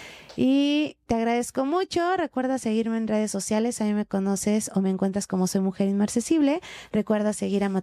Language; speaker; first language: Spanish; native; Spanish